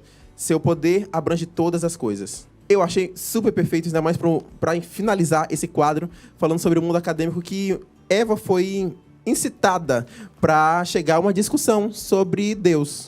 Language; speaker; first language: Portuguese; native; Portuguese